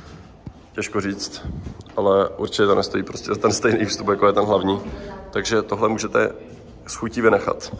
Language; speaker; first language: Czech; native; Czech